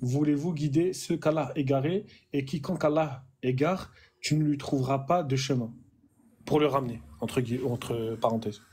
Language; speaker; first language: French; early bilingual, other home language; Arabic